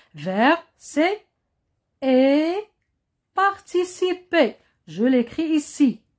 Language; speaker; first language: French; non-native, local second language; Arabic